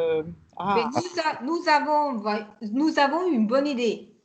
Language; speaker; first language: French; non-native, fluent; Hungarian